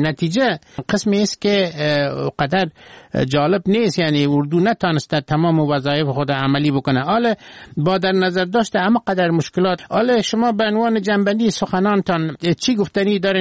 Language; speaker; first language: Persian; native; Persian